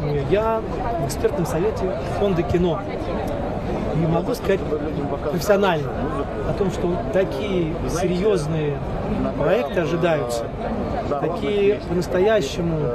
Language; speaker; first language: Russian; native; Russian